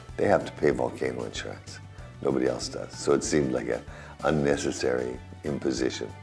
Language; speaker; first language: English; native; English